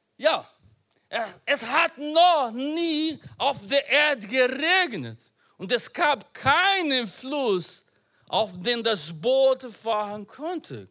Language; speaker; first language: German; non-native, learner; Portuguese